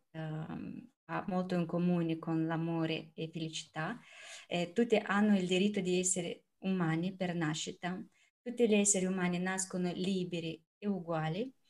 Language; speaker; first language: Italian; non-native, fluent; Russian